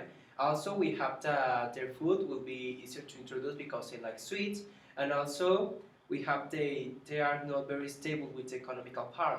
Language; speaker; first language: English; non-native, learner; Spanish